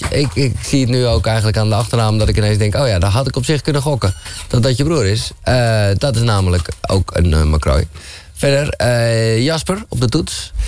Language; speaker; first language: Dutch; native; Dutch